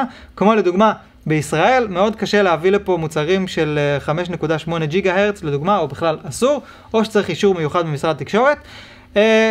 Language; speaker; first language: Hebrew; native; Hebrew